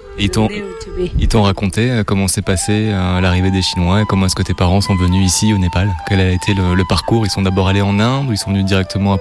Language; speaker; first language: French; native; French